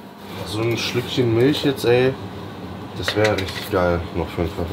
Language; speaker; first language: German; native; German